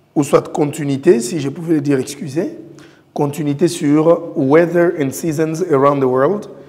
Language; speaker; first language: French; non-native, local second language; Lingala